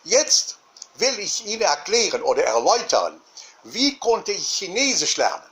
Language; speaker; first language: German; non-native, learner; Arabic